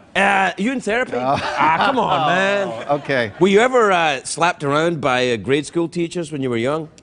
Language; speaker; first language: English; native; English